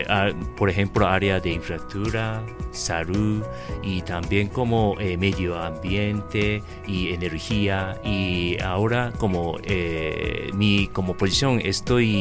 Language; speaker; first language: Spanish; non-native, fluent; Japanese